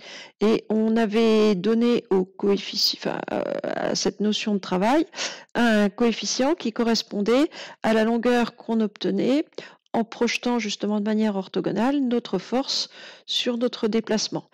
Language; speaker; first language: French; native; French